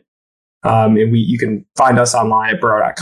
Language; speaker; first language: English; native; English